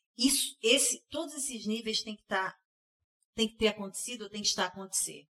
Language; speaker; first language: Portuguese; early bilingual, heritage; Portuguese